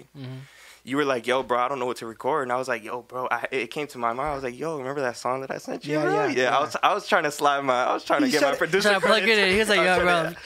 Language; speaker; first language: English; native; English